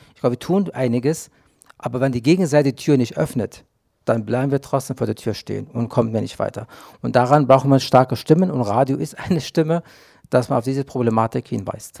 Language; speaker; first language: German; non-native, fluent; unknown